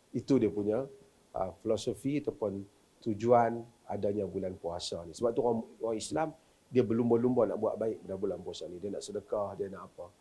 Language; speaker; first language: Malay; native; Malay